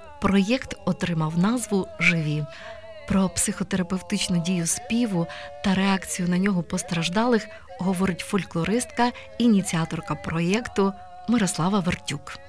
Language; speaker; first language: Ukrainian; native; Ukrainian